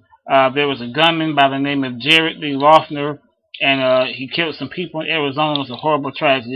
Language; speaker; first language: English; native; English